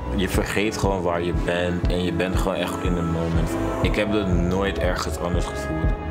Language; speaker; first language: Dutch; non-native, local second language; English